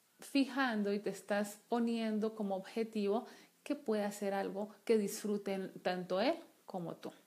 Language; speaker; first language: Spanish; native; Spanish